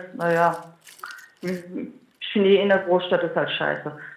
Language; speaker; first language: German; non-native, fluent; Polish